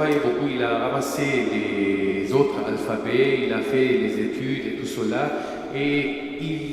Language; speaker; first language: French; non-native, fluent; Armenian